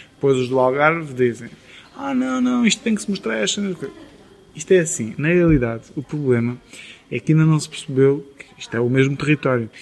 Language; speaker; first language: Portuguese; native; Portuguese